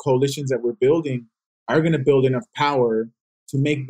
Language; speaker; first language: English; native; English